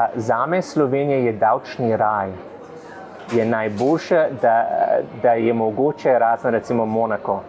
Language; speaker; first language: Slovenian; non-native, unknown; English